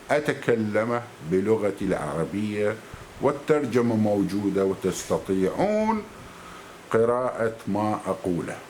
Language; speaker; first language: Arabic; native; Arabic